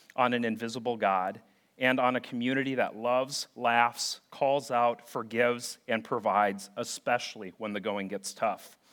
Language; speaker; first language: English; native; English